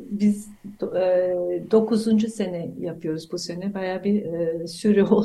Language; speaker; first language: Turkish; non-native, fluent; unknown